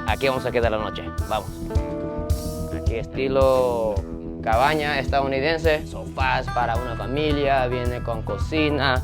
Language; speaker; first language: Spanish; non-native, fluent; Japanese